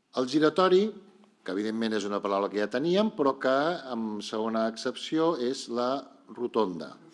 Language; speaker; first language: Catalan; native; Catalan